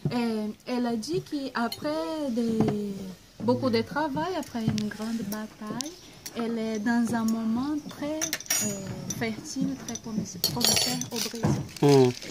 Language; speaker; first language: French; non-native, fluent; Portuguese